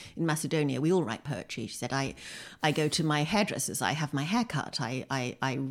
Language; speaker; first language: English; native; English